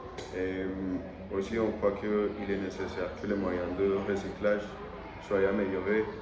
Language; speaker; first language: French; non-native, learner; Spanish